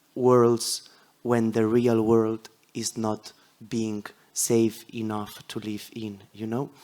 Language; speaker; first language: English; non-native, fluent; Catalan